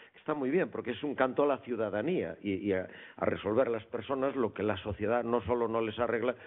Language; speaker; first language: Spanish; native; Spanish